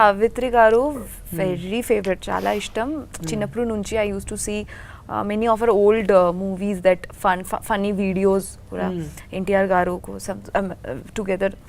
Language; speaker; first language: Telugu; non-native, learner; Bangla